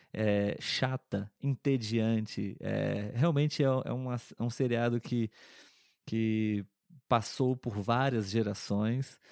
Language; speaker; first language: Portuguese; native; Portuguese